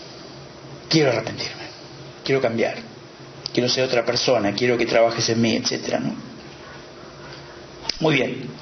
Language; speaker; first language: Spanish; native; Spanish